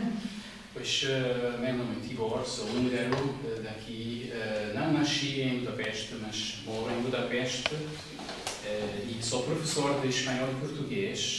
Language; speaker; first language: Portuguese; non-native, fluent; Hungarian